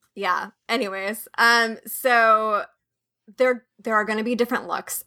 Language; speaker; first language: English; native; English